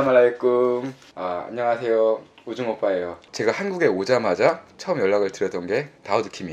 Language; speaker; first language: Korean; native; Korean